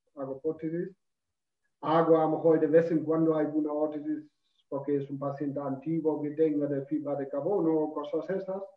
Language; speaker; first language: Spanish; non-native, fluent; German